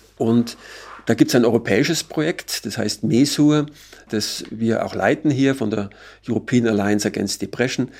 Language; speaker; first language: German; native; German